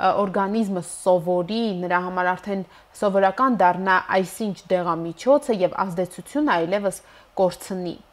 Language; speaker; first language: Armenian; native; Armenian